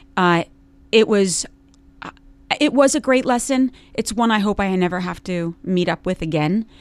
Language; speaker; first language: English; native; English